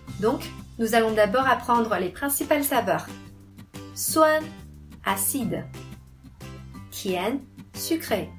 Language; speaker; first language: French; non-native, fluent; Chinese